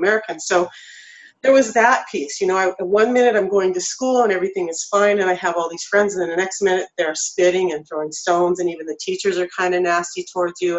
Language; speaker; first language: English; native; English